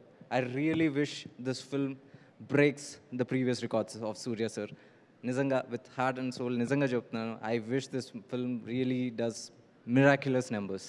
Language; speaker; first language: Telugu; native; Telugu